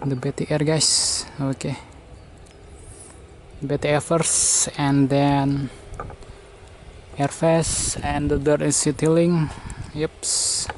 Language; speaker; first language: English; non-native, learner; Indonesian